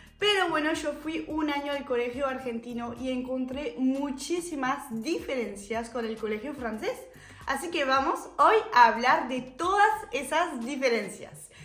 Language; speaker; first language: Spanish; non-native, fluent; French